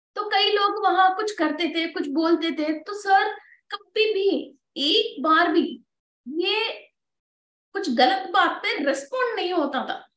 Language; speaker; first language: Hindi; non-native, local second language; Telugu